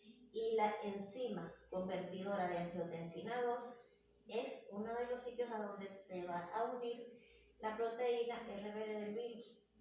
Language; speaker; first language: Spanish; native; Spanish